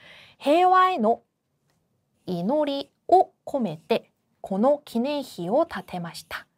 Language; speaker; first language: Japanese; non-native, fluent; Korean